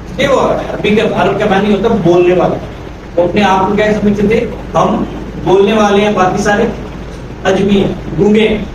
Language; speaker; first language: Urdu; native; Urdu